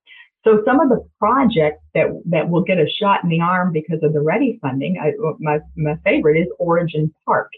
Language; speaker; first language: English; native; English